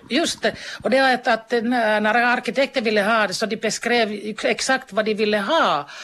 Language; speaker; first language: Swedish; non-native, local second language; Finnish